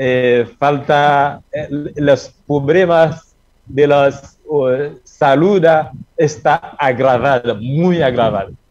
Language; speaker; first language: Spanish; non-native, learner; Haitian Creole